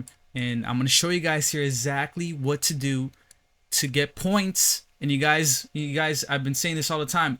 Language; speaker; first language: English; native; English